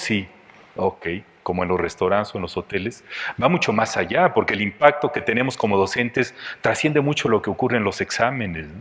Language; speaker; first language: Spanish; native; Spanish